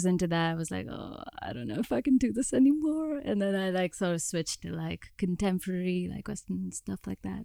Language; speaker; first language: English; non-native, local second language; Hindi